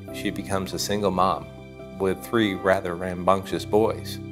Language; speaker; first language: English; native; English